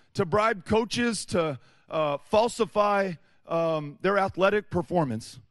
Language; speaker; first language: English; native; English